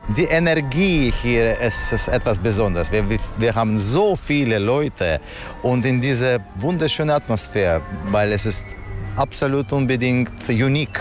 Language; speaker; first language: German; non-native, fluent; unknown